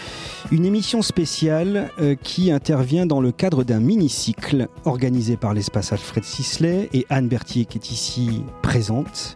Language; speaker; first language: French; native; French